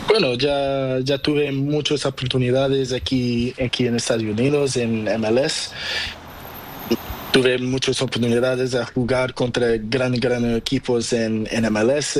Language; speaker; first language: Spanish; non-native, learner; Portuguese